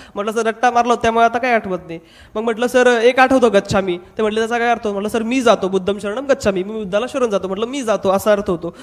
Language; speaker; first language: Marathi; non-native, local second language; Hindi